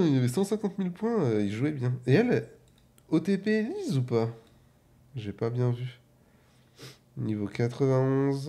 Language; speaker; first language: French; native; French